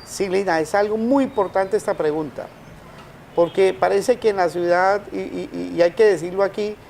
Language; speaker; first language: Spanish; native; Spanish